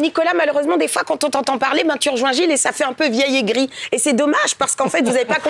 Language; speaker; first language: French; native; French